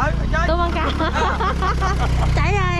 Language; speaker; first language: Korean; non-native, learner; Vietnamese